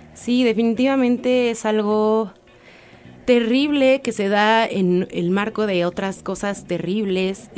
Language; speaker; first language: Spanish; native; Spanish